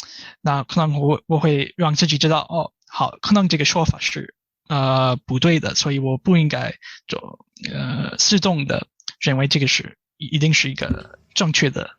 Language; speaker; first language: Chinese; non-native, fluent; English